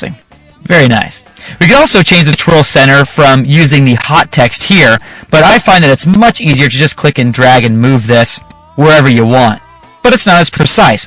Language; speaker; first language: English; native; English